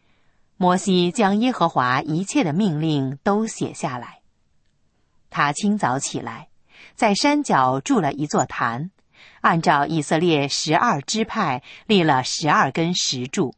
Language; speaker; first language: Chinese; native; Chinese